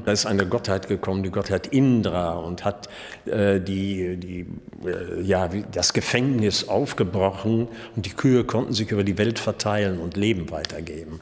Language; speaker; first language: German; native; German